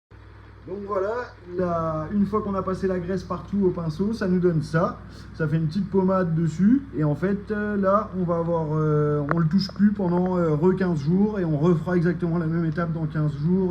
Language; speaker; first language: French; native; French